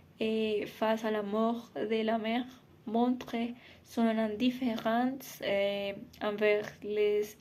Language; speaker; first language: French; non-native, learner; Spanish